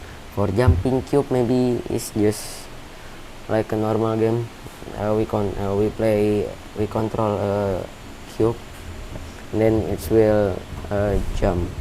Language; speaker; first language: English; non-native, learner; Indonesian